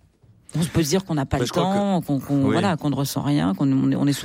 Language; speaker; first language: French; native; French